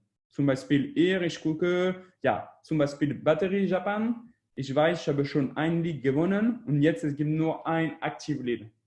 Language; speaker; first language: German; non-native, learner; French